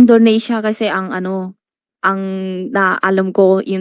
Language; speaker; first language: Filipino; non-native, learner; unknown